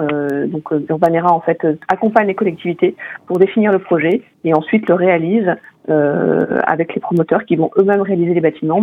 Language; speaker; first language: French; native; French